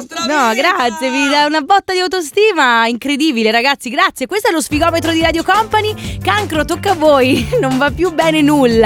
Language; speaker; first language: Italian; native; Italian